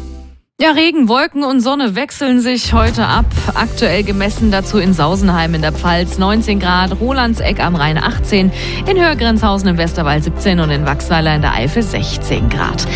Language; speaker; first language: German; native; German